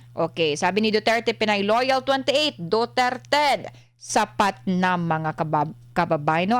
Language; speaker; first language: Filipino; non-native, local second language; Cebuano